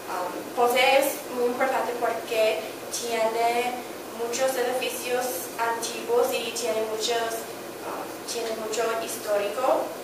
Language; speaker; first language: Spanish; non-native, learner; English